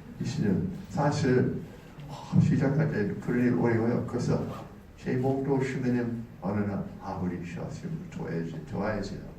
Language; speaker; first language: Korean; non-native, learner; English